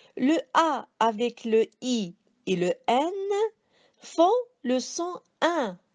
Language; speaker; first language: French; non-native, local second language; Arabic